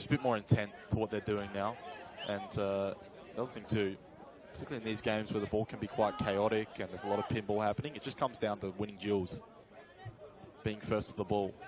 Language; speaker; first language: English; native; English